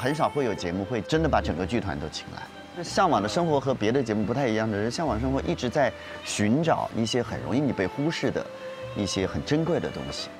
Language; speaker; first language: Chinese; native; Chinese